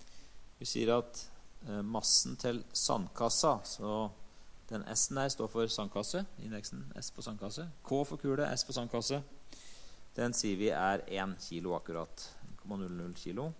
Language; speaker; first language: Norwegian; native; Norwegian